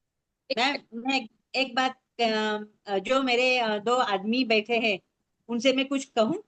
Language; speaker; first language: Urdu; non-native, local second language; Marathi